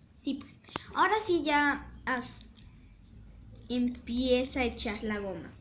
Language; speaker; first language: Spanish; native; Spanish